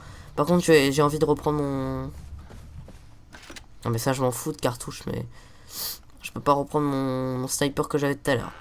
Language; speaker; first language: French; native; French